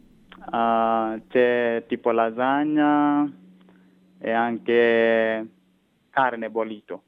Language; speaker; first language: Italian; non-native, learner; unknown